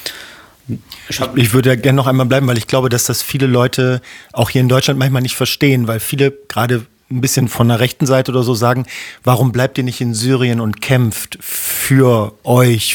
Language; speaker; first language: German; native; German